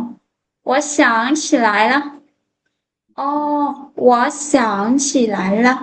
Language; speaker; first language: Chinese; non-native, fluent; Lao